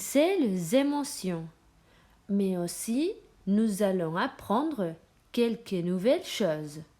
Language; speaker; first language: French; non-native, fluent; Spanish